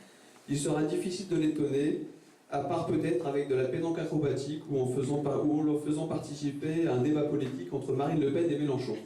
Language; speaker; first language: French; native; French